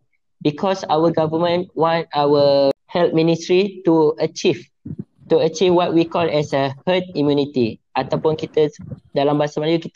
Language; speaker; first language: English; non-native, local second language; Malay